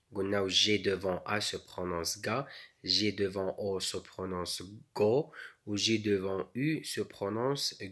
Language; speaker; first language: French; non-native, local second language; Arabic